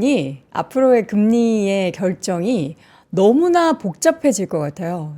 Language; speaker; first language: Korean; native; Korean